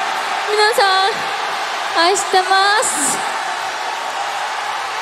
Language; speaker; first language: Japanese; non-native, fluent; Korean